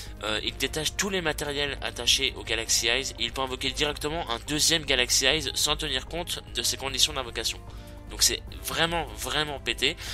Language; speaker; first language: French; native; French